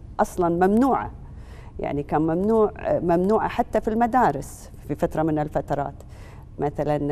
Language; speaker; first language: Arabic; native; Arabic